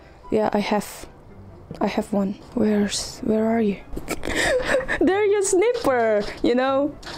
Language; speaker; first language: English; non-native, learner; Indonesian